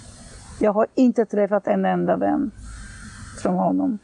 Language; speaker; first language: Swedish; non-native, fluent; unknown